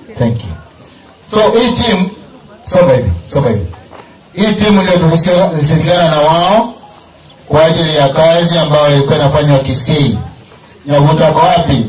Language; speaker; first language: Swahili; non-native, local second language; Gusii